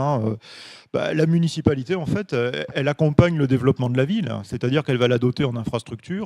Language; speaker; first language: French; native; French